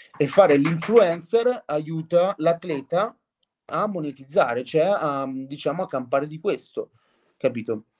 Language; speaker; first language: Italian; native; Italian